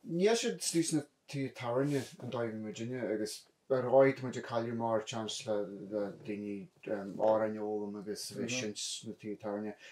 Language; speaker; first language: Irish; native; Irish